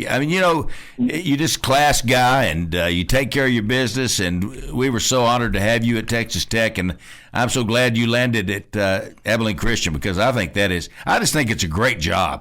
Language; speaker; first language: English; native; English